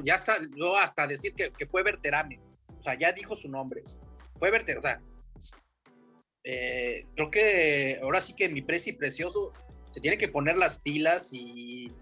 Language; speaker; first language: Spanish; native; Spanish